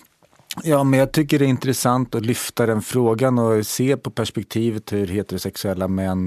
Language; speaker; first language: Swedish; native; Swedish